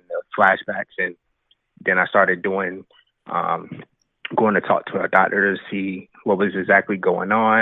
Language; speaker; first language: English; native; English